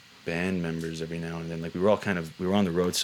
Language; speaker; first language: English; native; English